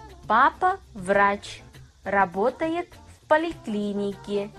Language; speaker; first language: Russian; non-native, fluent; Kazakh